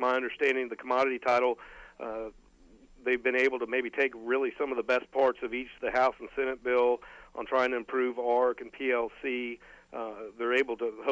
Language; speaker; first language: English; native; English